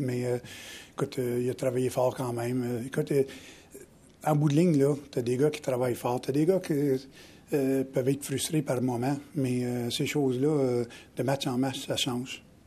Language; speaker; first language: French; native; French